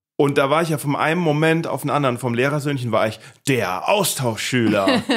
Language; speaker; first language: German; native; German